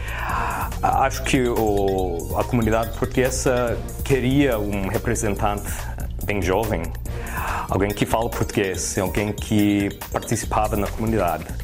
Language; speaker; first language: Portuguese; early bilingual, heritage; English